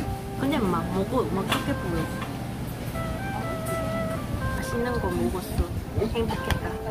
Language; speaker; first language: Korean; non-native, learner; Cantonese